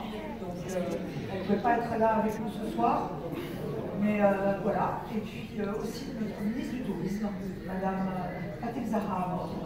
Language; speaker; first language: French; native; French